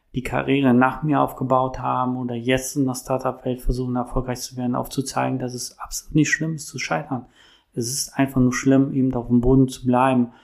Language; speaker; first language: German; native; German